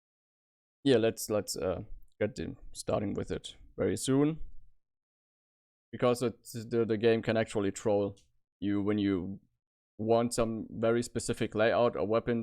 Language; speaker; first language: English; non-native, fluent; German